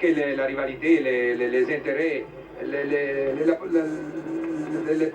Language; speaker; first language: French; non-native, fluent; Italian